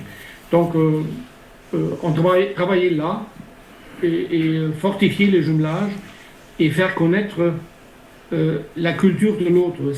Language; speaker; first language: French; non-native, fluent; German